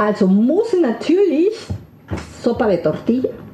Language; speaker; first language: German; non-native, learner; Spanish